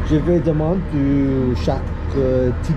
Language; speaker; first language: French; non-native, learner; Spanish